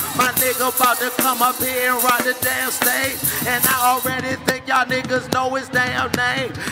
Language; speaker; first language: English; native; English